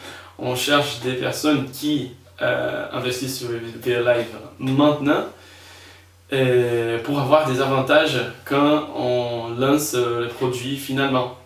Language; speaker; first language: French; non-native, fluent; Spanish